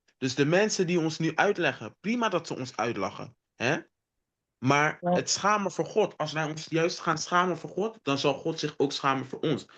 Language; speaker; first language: Dutch; non-native, local second language; Papiamento